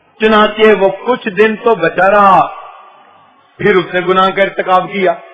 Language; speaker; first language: Urdu; non-native, local second language; Punjabi